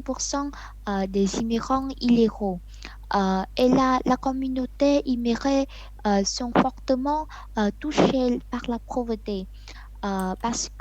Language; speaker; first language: French; non-native, learner; Vietnamese